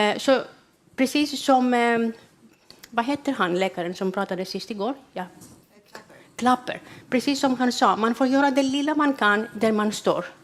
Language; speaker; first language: Swedish; non-native, fluent; Greek